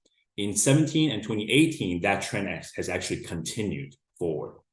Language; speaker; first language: English; native; English